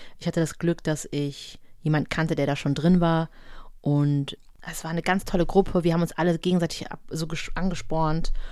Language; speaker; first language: German; native; German